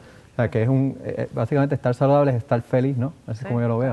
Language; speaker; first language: Spanish; native; Spanish